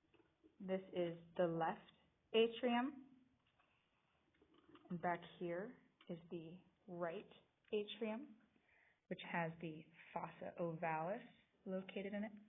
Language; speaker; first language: English; native; English